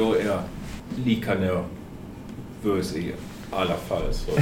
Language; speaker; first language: Swedish; non-native, fluent; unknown